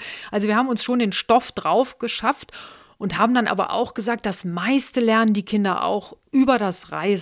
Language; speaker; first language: German; native; German